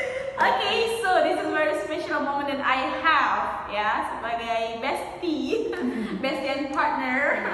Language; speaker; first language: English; non-native, learner; Indonesian